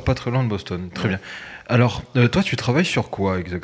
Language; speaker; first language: French; native; French